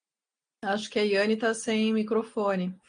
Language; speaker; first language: Portuguese; native; Portuguese